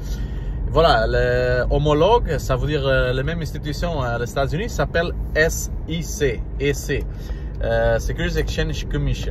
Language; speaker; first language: French; non-native, learner; Portuguese